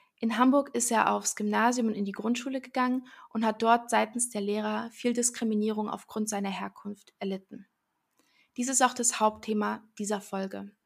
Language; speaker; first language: German; native; German